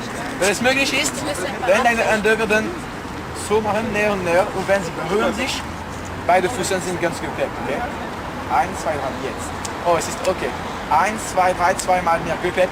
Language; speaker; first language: German; non-native, learner; French